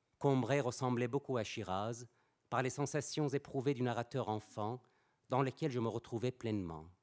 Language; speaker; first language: French; non-native, fluent; Persian